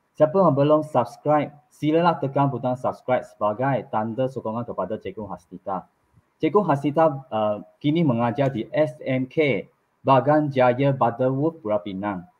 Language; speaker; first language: Malay; non-native, local second language; Chinese